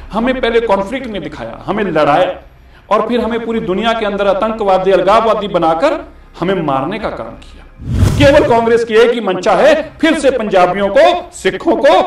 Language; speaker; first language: Hindi; non-native, local second language; Punjabi